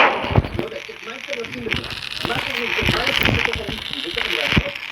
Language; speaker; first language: Hebrew; native; Hebrew